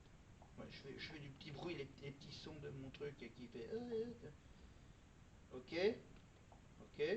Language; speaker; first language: French; native; French